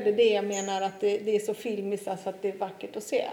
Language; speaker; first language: Swedish; non-native, fluent; Italian